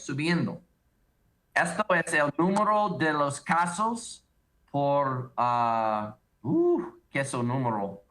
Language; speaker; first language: Spanish; non-native, learner; English